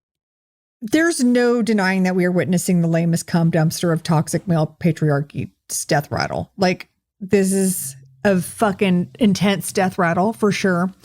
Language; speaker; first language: English; native; English